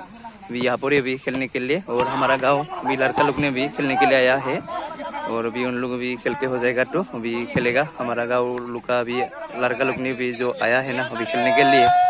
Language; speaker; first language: Hindi; non-native, local second language; Bodo